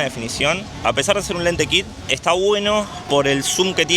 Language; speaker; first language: Spanish; native; Spanish